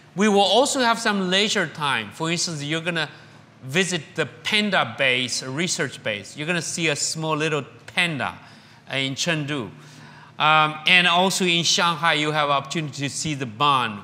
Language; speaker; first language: English; non-native, fluent; Chinese